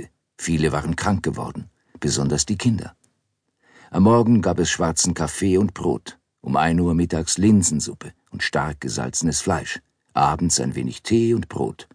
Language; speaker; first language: German; native; German